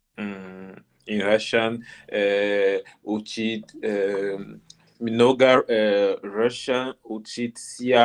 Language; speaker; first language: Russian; non-native, learner; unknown